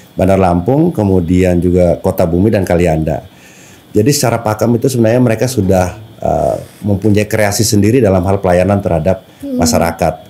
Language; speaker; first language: Indonesian; native; Indonesian